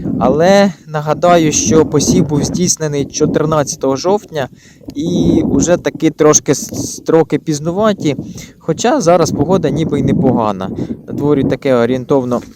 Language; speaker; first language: Ukrainian; native; Ukrainian